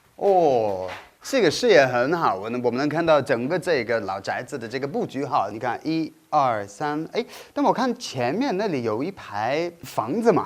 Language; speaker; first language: Chinese; non-native, fluent; English